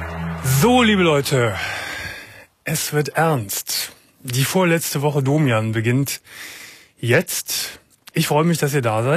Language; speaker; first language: German; native; German